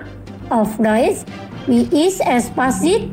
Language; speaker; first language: German; non-native, fluent; Indonesian